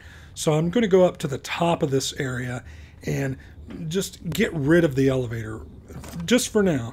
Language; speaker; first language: English; native; English